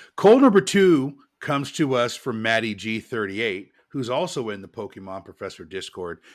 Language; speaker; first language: English; native; English